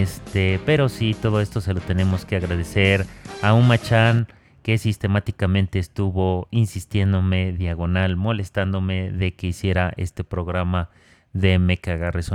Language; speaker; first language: Spanish; native; Spanish